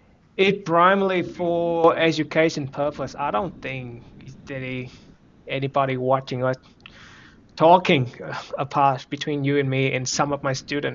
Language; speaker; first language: English; non-native, fluent; Vietnamese